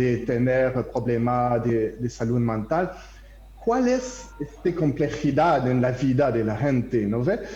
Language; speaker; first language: Spanish; non-native, learner; French